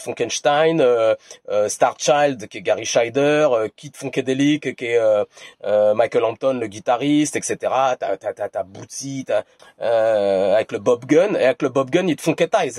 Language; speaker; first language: French; native; French